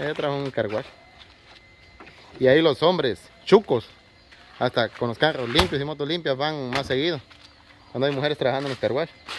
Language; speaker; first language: Spanish; native; Spanish